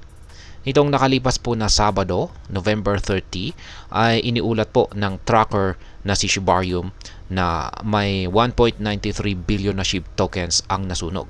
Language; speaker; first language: Filipino; native; Filipino